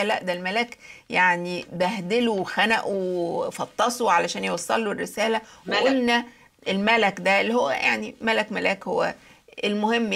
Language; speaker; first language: Arabic; native; Arabic